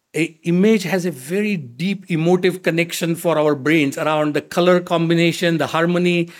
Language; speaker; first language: English; non-native, local second language; Marathi